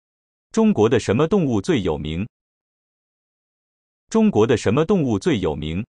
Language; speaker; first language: Chinese; non-native, learner; Japanese